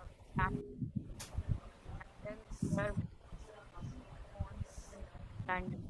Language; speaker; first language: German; non-native, learner; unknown